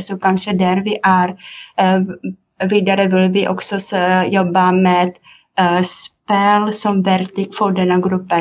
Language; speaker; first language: Swedish; non-native, fluent; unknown